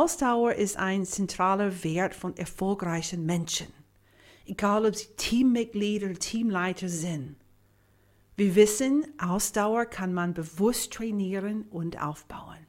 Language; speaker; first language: German; non-native, fluent; English